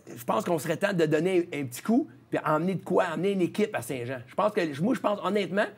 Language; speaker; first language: French; native; French